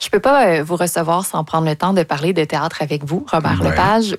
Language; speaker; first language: French; native; French